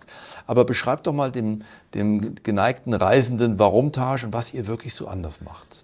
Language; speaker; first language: German; native; German